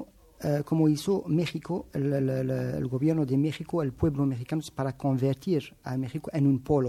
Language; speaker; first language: Spanish; non-native, fluent; Arabic